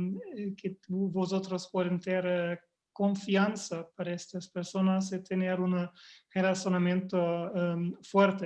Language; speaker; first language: Spanish; non-native, fluent; German